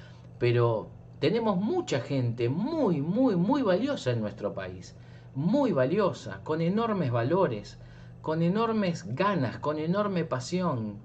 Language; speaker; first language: Spanish; native; Spanish